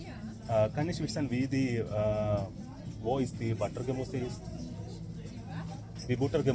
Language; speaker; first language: German; non-native, learner; Malayalam